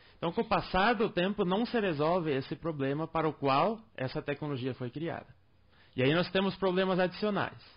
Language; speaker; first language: Portuguese; non-native, local second language; German